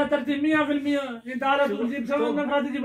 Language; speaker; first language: Arabic; non-native, learner; Punjabi